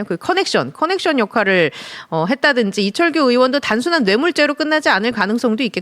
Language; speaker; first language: Korean; native; Korean